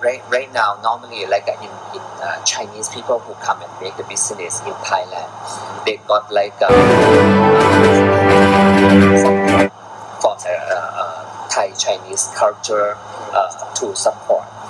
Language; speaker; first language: English; non-native, learner; Thai